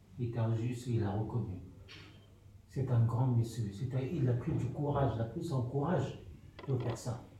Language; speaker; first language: French; non-native, fluent; Soninke